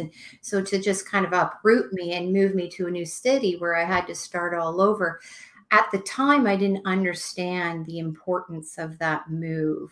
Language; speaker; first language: English; native; English